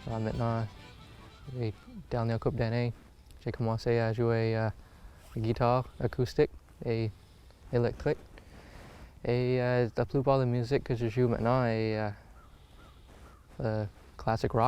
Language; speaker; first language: French; non-native, local second language; English